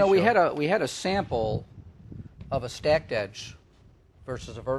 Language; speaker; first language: English; native; English